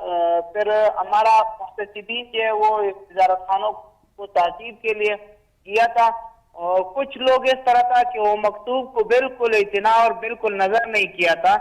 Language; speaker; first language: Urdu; non-native, learner; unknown